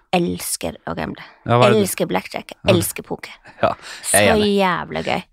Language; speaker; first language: Norwegian; native; Norwegian